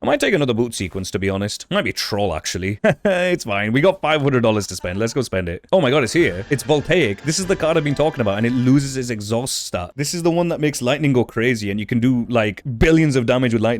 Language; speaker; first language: English; native; English